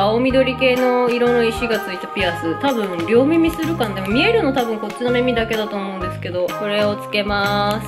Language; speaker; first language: Japanese; native; Japanese